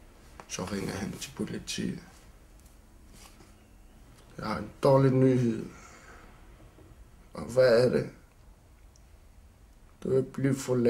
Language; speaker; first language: Danish; non-native, local second language; Kalaallisut